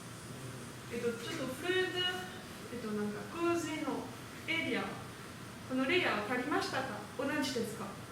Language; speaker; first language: Japanese; non-native, learner; French